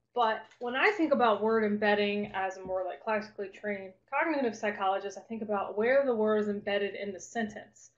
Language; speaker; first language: English; native; English